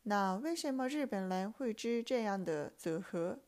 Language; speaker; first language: Chinese; non-native, fluent; Japanese